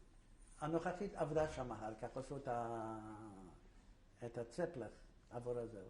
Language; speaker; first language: Hebrew; non-native, fluent; Polish